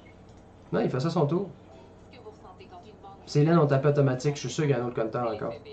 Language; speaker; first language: French; native; French